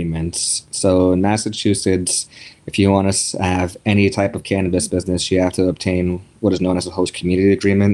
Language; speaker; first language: English; native; English